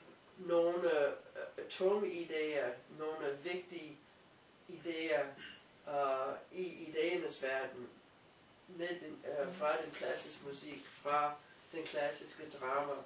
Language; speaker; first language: Danish; non-native, fluent; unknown